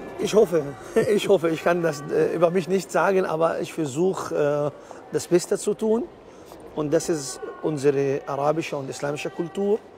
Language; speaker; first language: German; non-native, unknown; Arabic